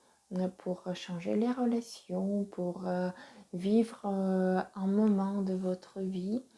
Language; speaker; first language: French; non-native, fluent; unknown